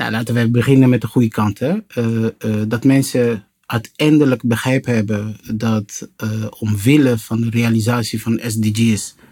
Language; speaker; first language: Dutch; non-native, fluent; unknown